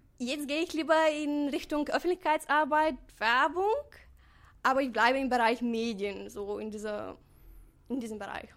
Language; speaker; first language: German; non-native, fluent; Bulgarian